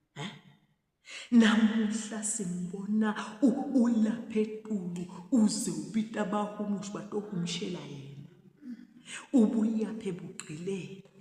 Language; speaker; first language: Zulu; non-native, local second language; Swati